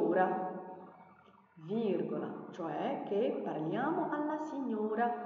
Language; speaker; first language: Italian; non-native, fluent; Arabic